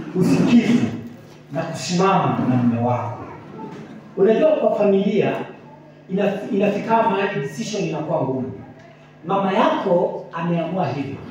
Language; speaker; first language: Swahili; non-native, local second language; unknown